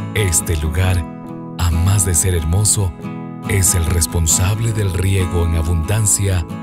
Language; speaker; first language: Spanish; native; Spanish